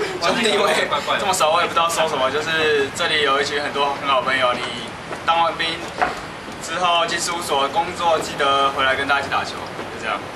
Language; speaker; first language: Chinese; non-native, local second language; Cantonese